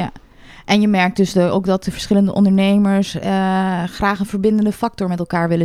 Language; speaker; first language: Dutch; native; Dutch